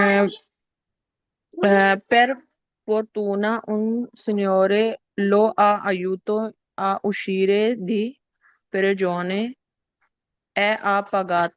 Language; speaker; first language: Italian; non-native, learner; Urdu